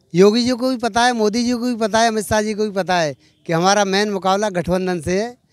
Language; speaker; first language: Hindi; native; Hindi